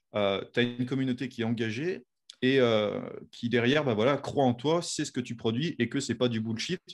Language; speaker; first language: French; native; French